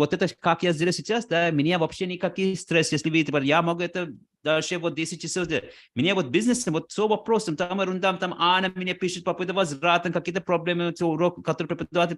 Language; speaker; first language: Russian; non-native, fluent; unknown